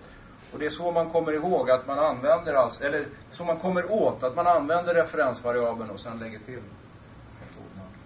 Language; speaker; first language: Swedish; native; Swedish